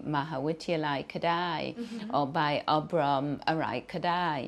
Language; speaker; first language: Thai; non-native, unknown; English